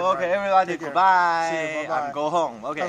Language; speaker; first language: English; non-native, learner; Chinese